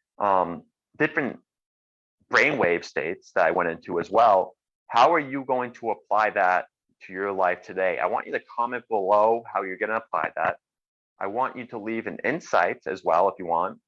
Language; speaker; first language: English; native; English